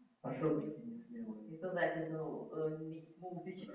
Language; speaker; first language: German; non-native, fluent; Russian